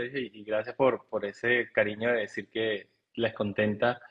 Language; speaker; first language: Spanish; native; Spanish